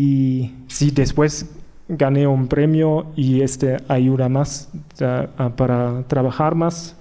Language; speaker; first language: Spanish; non-native, learner; German